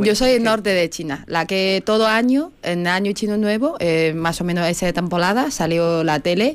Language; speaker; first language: Spanish; non-native, learner; Chinese